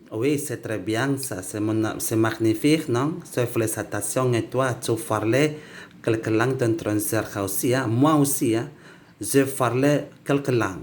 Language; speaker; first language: French; non-native, learner; Indonesian